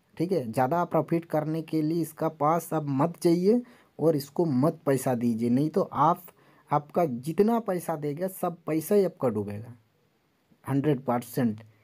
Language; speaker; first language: Hindi; non-native, local second language; Bangla